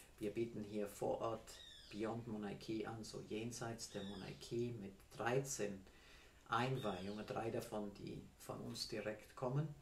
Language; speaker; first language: German; non-native, fluent; English